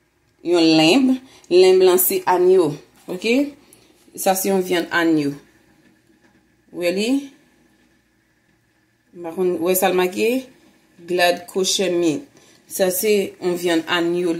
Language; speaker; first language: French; non-native, learner; Haitian Creole